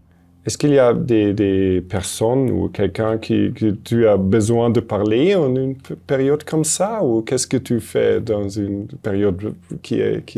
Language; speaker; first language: French; non-native, fluent; German